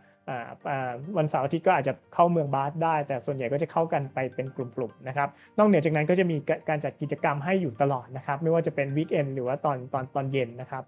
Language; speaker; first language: Thai; native; Thai